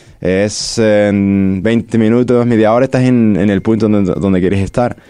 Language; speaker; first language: Spanish; non-native, fluent; Arabic